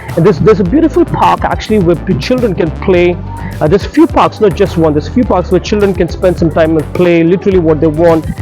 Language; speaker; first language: English; non-native, local second language; Telugu